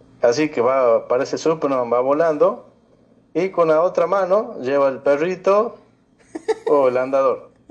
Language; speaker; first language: Spanish; native; Spanish